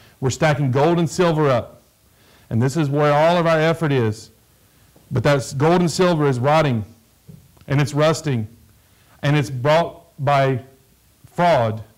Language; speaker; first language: English; native; English